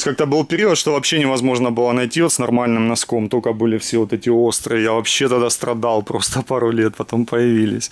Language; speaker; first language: Russian; native; Russian